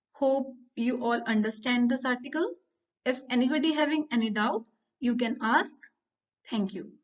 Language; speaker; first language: English; non-native, local second language; Punjabi